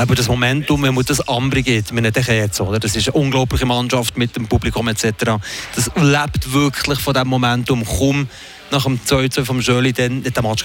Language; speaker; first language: German; native; German